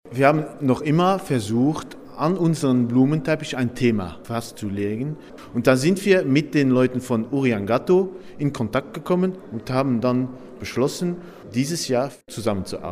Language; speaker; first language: German; non-native, fluent; Dutch